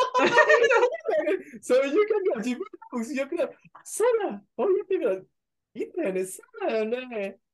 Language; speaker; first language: Japanese; non-native, learner; Indonesian